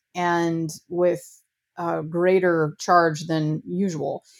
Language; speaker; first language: English; native; English